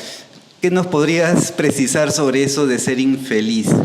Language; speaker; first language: Spanish; native; Spanish